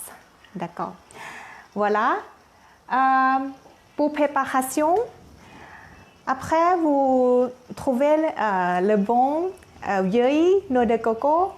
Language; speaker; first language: French; non-native, learner; Thai